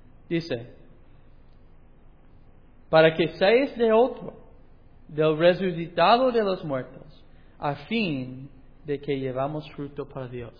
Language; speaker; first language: Spanish; non-native, fluent; English